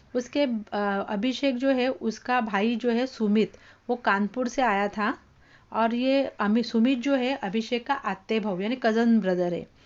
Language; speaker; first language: Hindi; non-native, local second language; Marathi